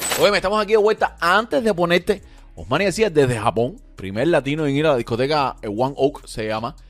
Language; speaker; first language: Spanish; native; Spanish